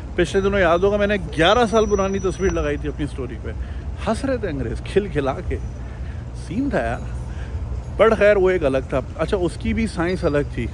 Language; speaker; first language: Urdu; native; Urdu